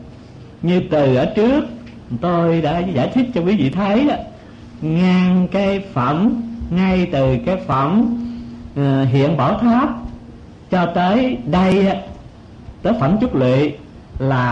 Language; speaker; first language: Vietnamese; native; Vietnamese